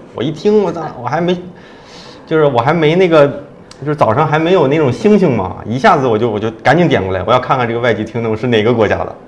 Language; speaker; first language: Chinese; native; Chinese